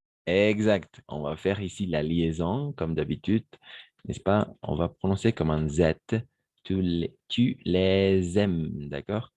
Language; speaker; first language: French; non-native, fluent; Spanish